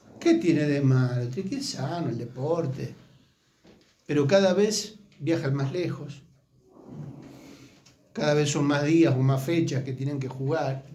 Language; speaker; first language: Spanish; native; Spanish